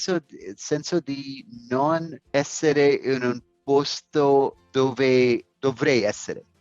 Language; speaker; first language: Italian; non-native, learner; English